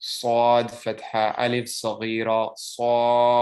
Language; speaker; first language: Arabic; non-native, learner; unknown